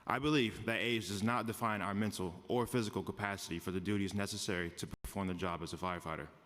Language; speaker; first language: English; native; English